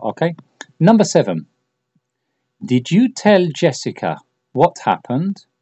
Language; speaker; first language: English; native; English